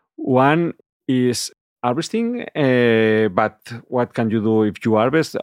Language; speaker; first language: English; non-native, fluent; Catalan